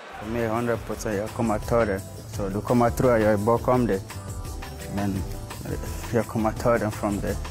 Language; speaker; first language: Swedish; non-native, fluent; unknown